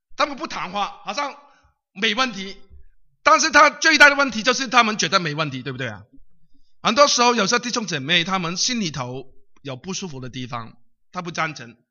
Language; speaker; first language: Chinese; non-native, local second language; Cantonese